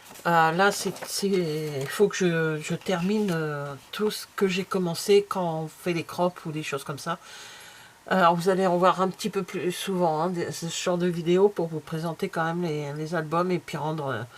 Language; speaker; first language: French; native; French